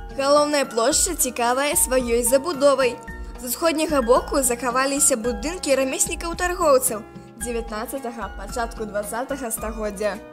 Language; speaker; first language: Belarusian; native; Belarusian